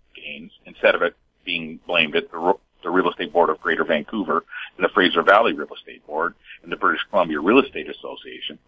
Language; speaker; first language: English; native; English